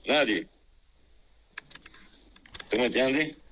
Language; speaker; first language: Spanish; non-native, fluent; Arabic